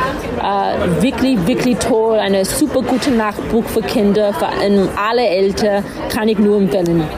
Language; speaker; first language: German; non-native, learner; English